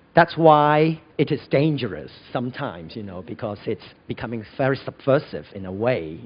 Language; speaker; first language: English; non-native, local second language; Cantonese